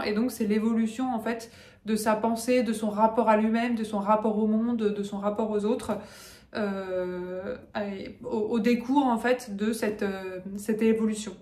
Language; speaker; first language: French; native; French